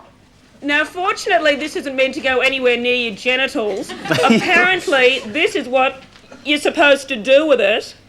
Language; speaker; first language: English; native; English